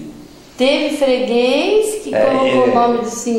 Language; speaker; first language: Portuguese; native; Portuguese